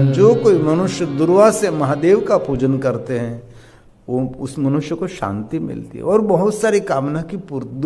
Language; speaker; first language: Hindi; non-native, local second language; Gujarati